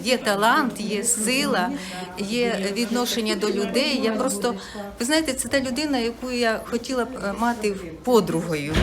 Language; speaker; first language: Ukrainian; non-native, local second language; Russian